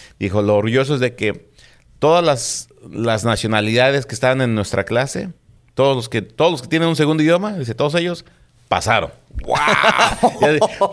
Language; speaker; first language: Spanish; native; Spanish